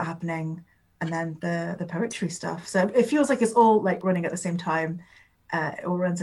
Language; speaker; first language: English; non-native, local second language; Urdu